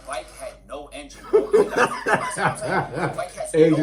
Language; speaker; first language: English; native; English